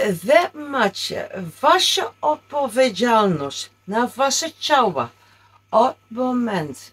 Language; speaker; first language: Polish; non-native, learner; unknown